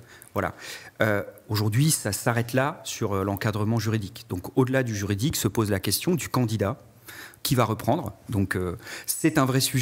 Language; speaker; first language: French; native; French